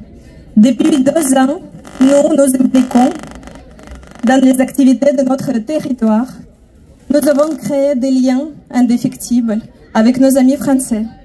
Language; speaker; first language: French; non-native, fluent; Ukrainian